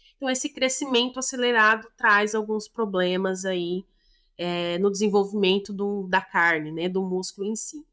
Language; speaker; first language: Portuguese; native; Portuguese